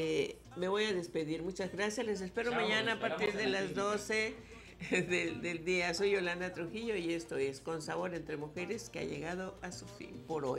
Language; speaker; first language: Spanish; native; Spanish